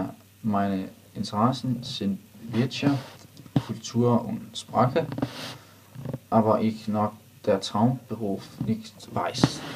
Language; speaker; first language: German; non-native, learner; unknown